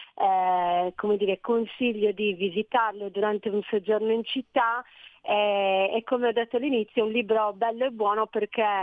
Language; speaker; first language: Italian; native; Italian